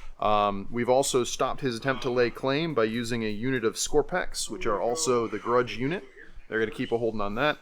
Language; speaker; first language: English; native; English